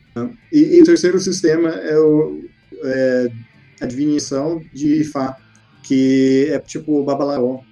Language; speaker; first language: Portuguese; non-native, fluent; English